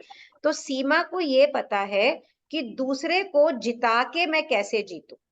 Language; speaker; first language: Hindi; native; Hindi